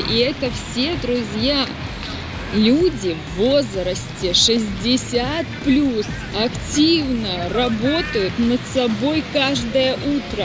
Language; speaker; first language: Russian; native; Russian